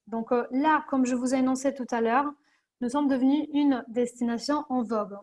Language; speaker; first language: French; non-native, fluent; Spanish